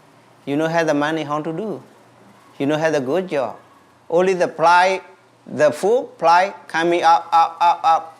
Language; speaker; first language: English; non-native, learner; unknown